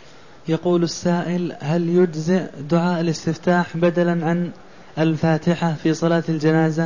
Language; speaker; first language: Arabic; native; Arabic